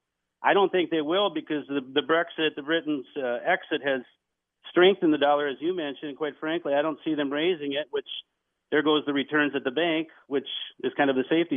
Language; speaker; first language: English; native; English